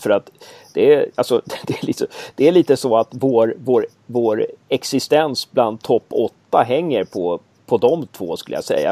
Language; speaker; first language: Swedish; native; Swedish